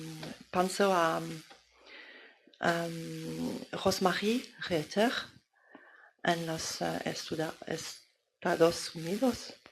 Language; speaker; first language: Spanish; non-native, learner; Italian